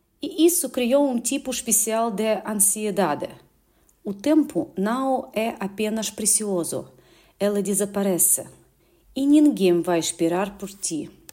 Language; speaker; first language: Portuguese; non-native, fluent; Russian